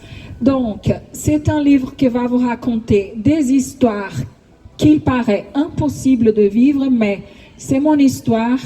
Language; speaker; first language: French; non-native, fluent; Portuguese